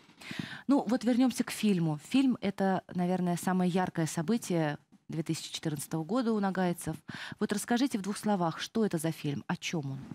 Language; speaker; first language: Russian; native; Russian